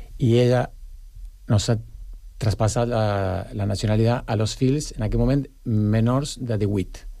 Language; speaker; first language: Catalan; non-native, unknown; Spanish